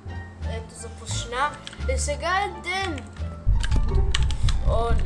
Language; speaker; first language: Bulgarian; early bilingual, heritage; Bulgarian